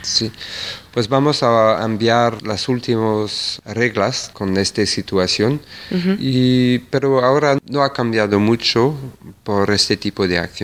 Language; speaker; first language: Spanish; non-native, fluent; French